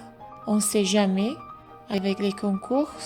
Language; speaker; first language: French; non-native, fluent; English